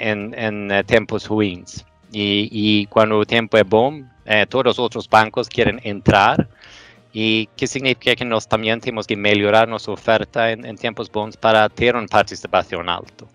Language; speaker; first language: Portuguese; non-native, fluent; Swedish